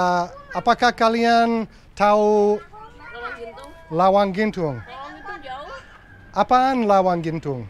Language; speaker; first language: Indonesian; non-native, learner; English